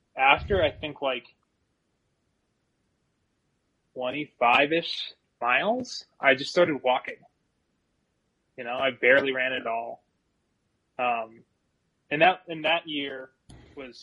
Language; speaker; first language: English; native; English